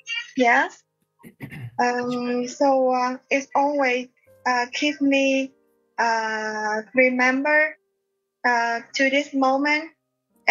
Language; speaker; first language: English; non-native, learner; Vietnamese